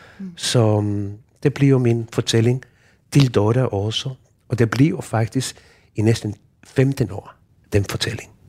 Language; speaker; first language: Danish; non-native, fluent; Spanish